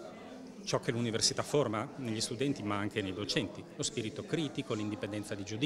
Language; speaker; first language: Italian; native; Italian